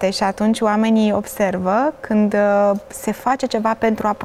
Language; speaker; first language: Romanian; native; Romanian